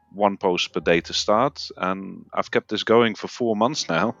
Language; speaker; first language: English; non-native, fluent; Dutch